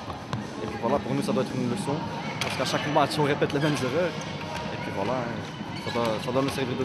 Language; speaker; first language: French; native; French